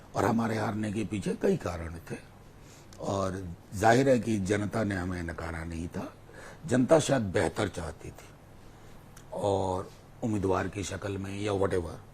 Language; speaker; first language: Hindi; non-native, local second language; Maithili